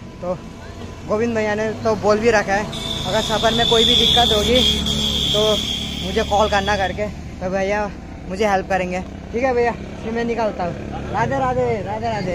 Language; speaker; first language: Hindi; non-native, local second language; Nepali